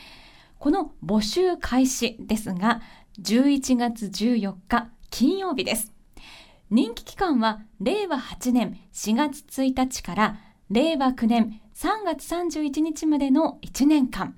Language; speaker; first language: Japanese; native; Japanese